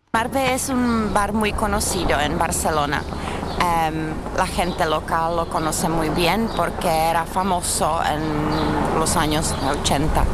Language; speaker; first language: Spanish; non-native, fluent; Czech